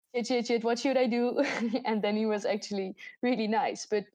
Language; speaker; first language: English; non-native, fluent; Dutch